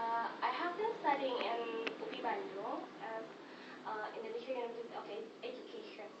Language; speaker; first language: English; non-native, fluent; Indonesian